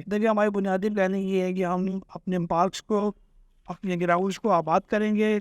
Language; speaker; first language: Urdu; native; Urdu